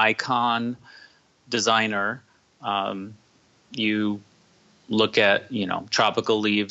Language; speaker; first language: English; native; English